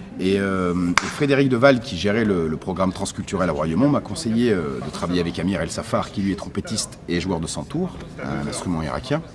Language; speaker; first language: French; early bilingual, other home language; Arabic